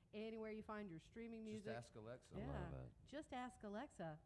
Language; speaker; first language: English; native; English